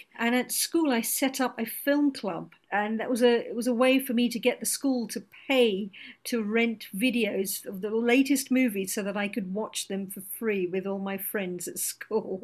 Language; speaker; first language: English; non-native, local second language; Gujarati